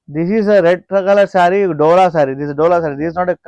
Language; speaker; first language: English; non-native, local second language; Telugu